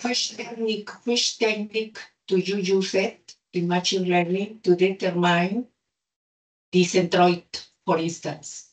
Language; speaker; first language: English; non-native, learner; Spanish